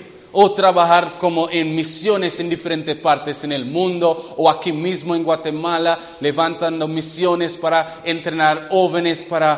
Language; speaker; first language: Spanish; non-native, fluent; English